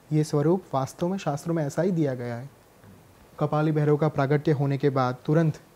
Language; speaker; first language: Hindi; non-native, local second language; Gujarati